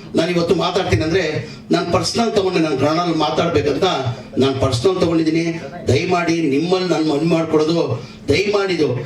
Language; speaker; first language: Kannada; non-native, local second language; Urdu